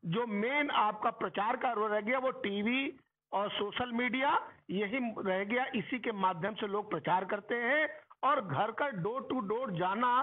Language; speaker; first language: Hindi; native; Hindi